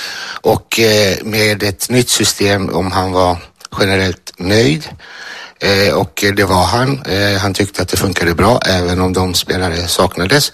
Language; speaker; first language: Swedish; early bilingual, other home language; Greek